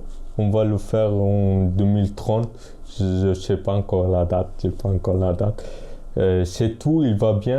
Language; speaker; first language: French; non-native, fluent; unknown